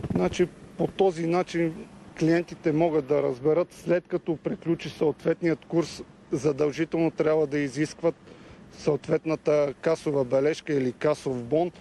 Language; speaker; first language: Bulgarian; native; Bulgarian